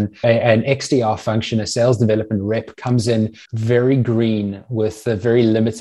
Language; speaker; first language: English; native; English